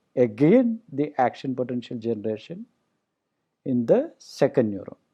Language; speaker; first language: English; non-native, local second language; Malayalam